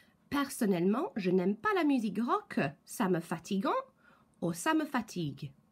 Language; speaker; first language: French; non-native, fluent; English